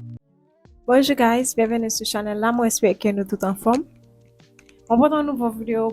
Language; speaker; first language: French; non-native, learner; Haitian Creole